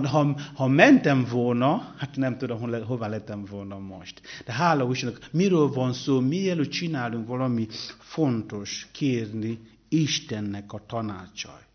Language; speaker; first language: Hungarian; non-native, learner; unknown